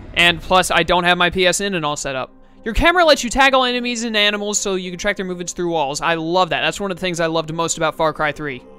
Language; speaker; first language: English; native; English